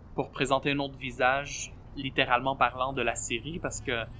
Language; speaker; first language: French; native; French